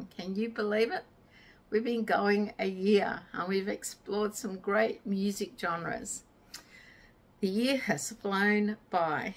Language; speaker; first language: English; native; English